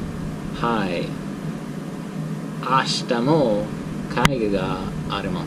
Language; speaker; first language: Japanese; non-native, learner; Swedish